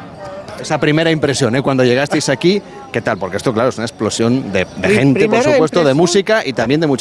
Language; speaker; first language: Spanish; native; Spanish